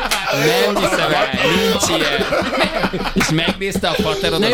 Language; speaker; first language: Hungarian; native; Hungarian